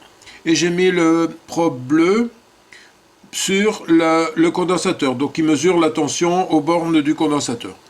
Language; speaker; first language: French; native; French